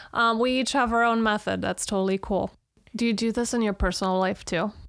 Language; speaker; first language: English; early bilingual, other home language; Romanian